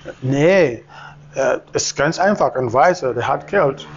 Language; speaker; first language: German; non-native, fluent; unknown